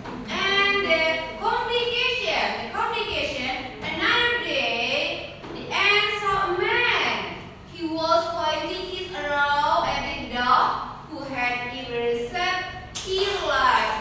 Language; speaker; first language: English; non-native, learner; Indonesian